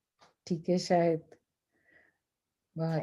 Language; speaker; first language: Hindi; native; Hindi